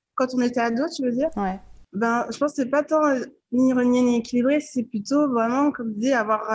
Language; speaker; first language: French; native; French